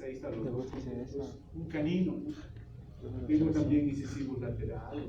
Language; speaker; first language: Spanish; native; Spanish